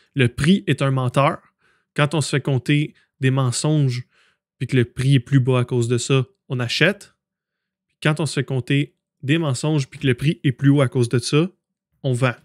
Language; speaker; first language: French; native; French